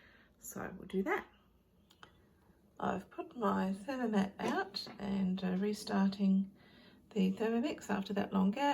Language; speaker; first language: English; native; English